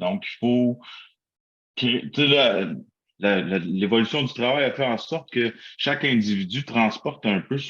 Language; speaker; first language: French; native; French